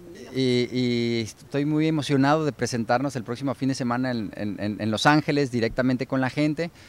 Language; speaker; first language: Spanish; native; Spanish